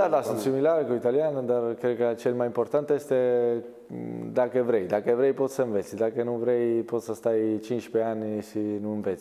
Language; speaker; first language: Romanian; non-native, learner; Italian